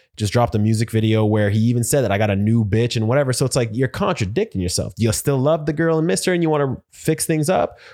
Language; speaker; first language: English; native; English